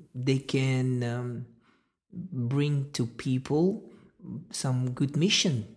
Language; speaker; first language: English; non-native, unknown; Russian